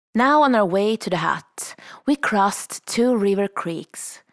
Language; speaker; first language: English; non-native, fluent; Swedish